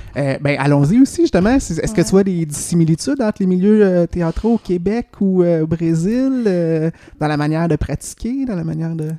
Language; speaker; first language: French; native; French